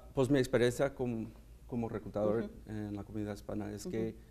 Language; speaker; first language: Spanish; early bilingual, heritage; Spanish